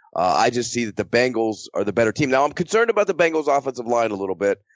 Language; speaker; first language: English; native; English